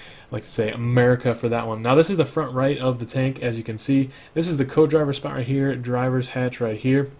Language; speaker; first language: English; native; English